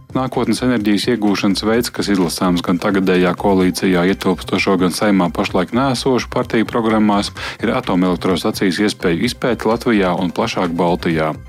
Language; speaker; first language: Latvian; native; Latvian